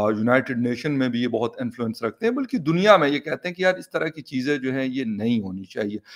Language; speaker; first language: Urdu; non-native, local second language; Pashto